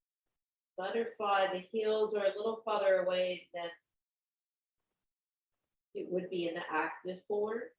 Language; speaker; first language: English; native; English